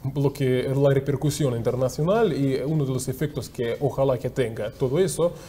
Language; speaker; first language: Spanish; non-native, fluent; Russian